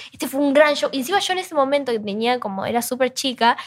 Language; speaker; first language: Spanish; native; Spanish